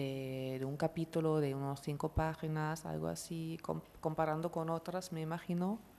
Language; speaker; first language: Spanish; non-native, fluent; German